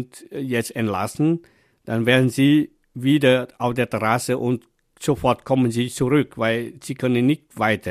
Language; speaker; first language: German; non-native, fluent; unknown